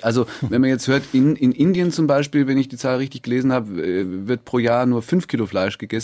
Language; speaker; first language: German; native; German